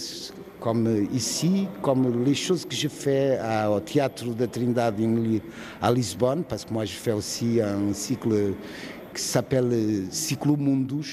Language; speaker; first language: French; non-native, fluent; Portuguese